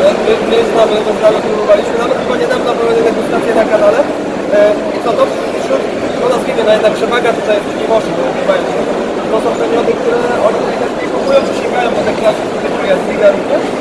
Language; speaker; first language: Polish; native; Polish